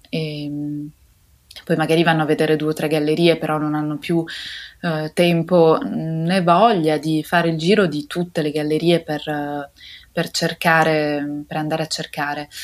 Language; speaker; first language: Italian; native; Italian